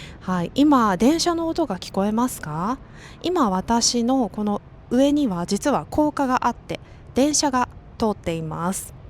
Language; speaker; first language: Japanese; native; Japanese